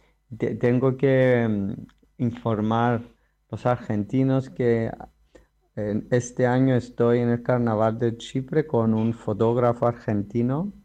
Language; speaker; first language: Spanish; non-native, fluent; Greek